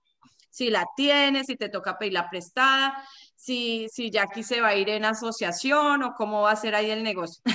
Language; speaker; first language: Spanish; native; Spanish